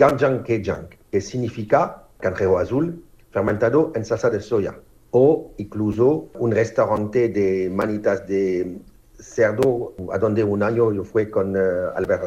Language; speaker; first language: Spanish; non-native, fluent; French